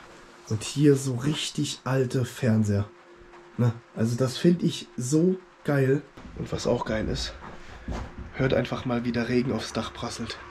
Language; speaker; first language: German; native; German